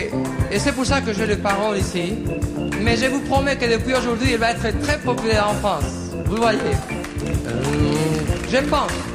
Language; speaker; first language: French; non-native, learner; Italian